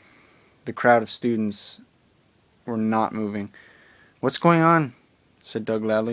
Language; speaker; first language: English; native; English